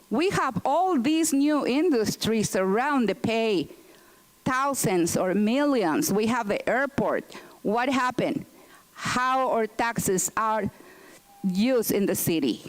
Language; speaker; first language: English; non-native, fluent; Spanish